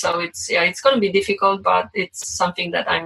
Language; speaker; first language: English; non-native, fluent; Romanian